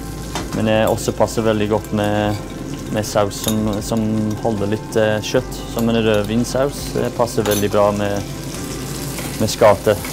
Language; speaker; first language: Norwegian; non-native, fluent; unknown